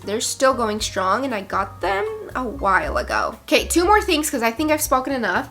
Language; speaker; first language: English; native; English